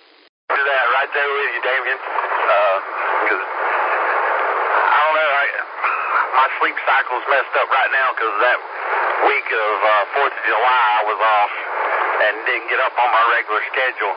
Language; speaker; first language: English; native; English